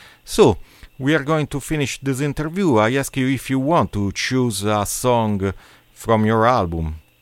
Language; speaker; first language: English; non-native, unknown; Italian